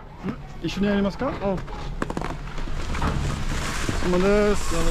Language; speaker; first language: Japanese; non-native, fluent; French